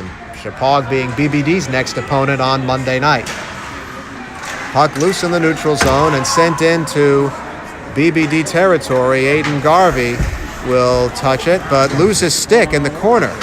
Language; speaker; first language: English; native; English